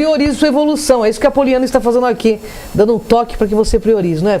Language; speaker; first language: Portuguese; native; Portuguese